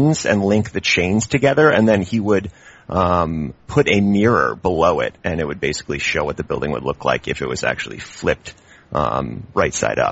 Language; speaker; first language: English; native; English